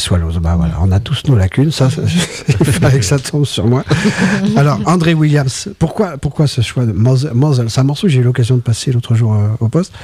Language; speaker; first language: French; native; French